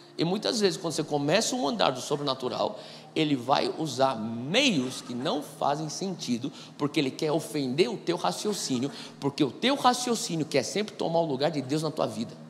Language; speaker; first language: Portuguese; native; Portuguese